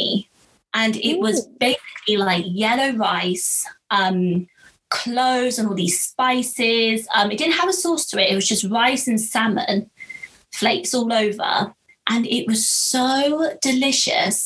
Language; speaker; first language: English; native; English